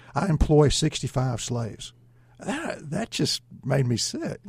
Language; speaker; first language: English; native; English